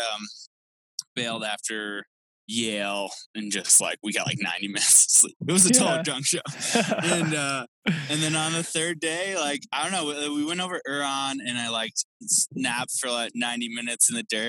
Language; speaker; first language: English; native; English